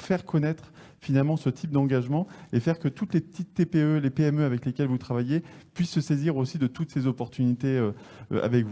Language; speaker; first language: French; native; French